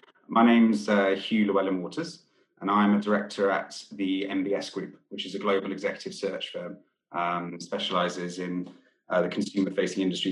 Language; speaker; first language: English; native; English